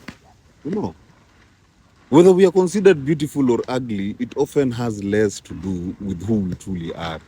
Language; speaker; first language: English; non-native, local second language; Swahili